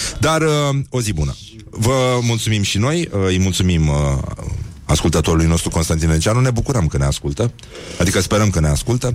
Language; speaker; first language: Romanian; native; Romanian